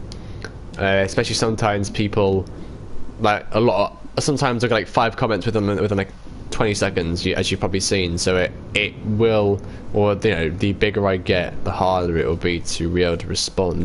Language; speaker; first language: English; native; English